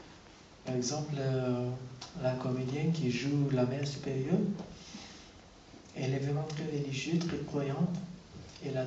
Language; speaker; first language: French; non-native, fluent; Romanian